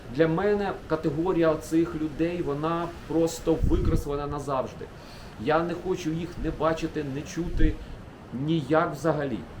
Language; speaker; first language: Ukrainian; non-native, local second language; Russian